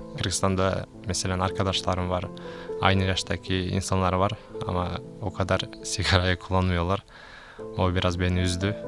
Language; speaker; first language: Turkish; non-native, learner; Kyrgyz